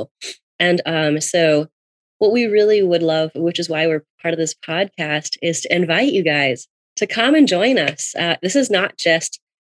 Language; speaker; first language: English; native; English